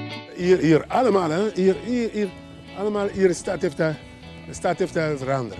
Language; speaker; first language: Dutch; non-native, learner; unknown